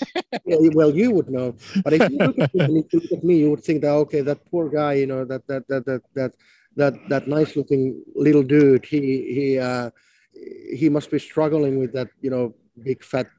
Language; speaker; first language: English; non-native, fluent; Finnish